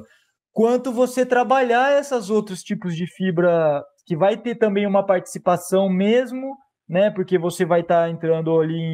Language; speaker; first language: Portuguese; native; Portuguese